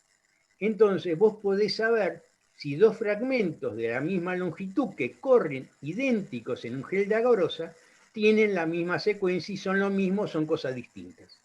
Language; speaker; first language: Spanish; native; Spanish